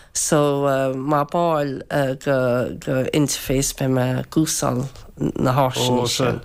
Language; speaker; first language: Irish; native; Irish